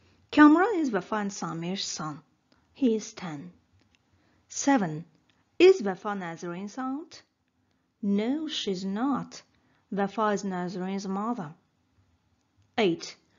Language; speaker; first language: English; non-native, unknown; Azerbaijani